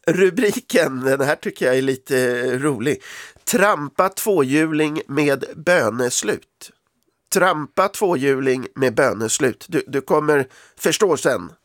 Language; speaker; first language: Swedish; native; Swedish